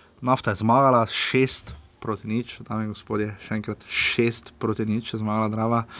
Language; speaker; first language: Slovenian; native; Slovenian